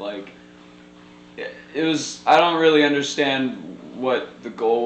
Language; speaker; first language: English; native; English